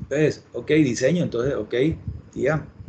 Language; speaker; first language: Spanish; native; Spanish